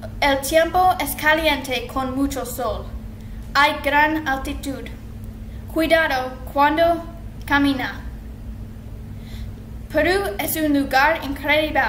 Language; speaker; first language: Spanish; non-native, learner; English